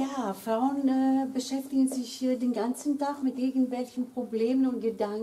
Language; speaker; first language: German; early bilingual, other home language; Greek